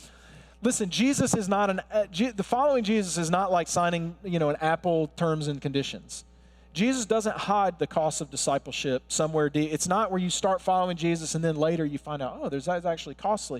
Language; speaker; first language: English; native; English